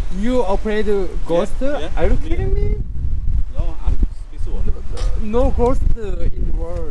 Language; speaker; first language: English; non-native, learner; Korean